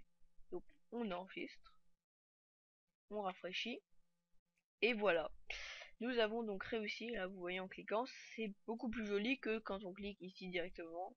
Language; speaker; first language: French; native; French